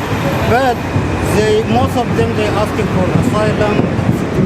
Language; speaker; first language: English; non-native, fluent; Arabic